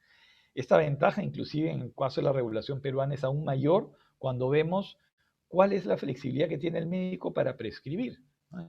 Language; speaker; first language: Spanish; native; Spanish